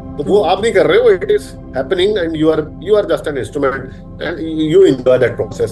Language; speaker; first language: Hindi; native; Hindi